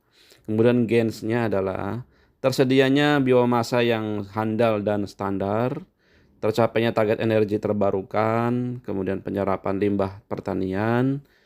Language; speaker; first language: Indonesian; native; Indonesian